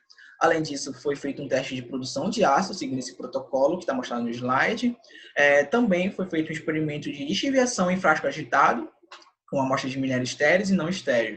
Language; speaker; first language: Portuguese; native; Portuguese